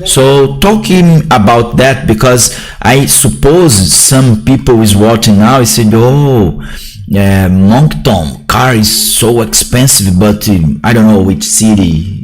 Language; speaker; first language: English; non-native, learner; Portuguese